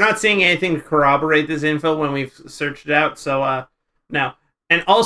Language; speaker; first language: English; native; English